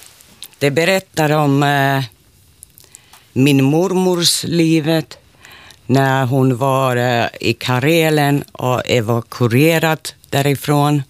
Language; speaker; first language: Swedish; non-native, local second language; Finnish